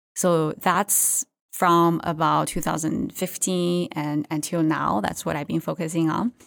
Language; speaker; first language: English; non-native, fluent; Chinese